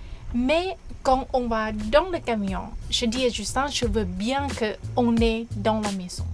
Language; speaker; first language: French; non-native, learner; Thai